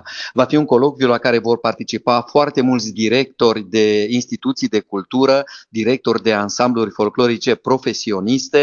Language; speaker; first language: Romanian; native; Romanian